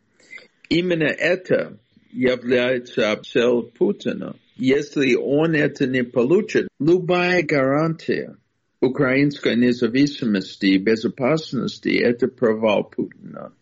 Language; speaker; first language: Russian; non-native, fluent; English